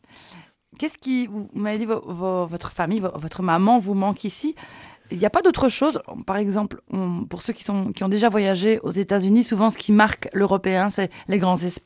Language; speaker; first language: French; native; French